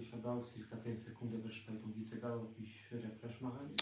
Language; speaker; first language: German; non-native, learner; Polish